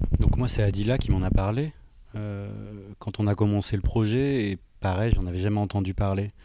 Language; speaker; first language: French; native; French